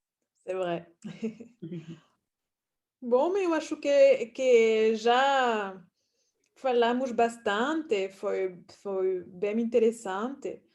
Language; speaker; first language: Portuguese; non-native, fluent; French